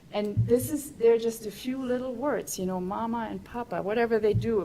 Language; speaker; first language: English; non-native, fluent; German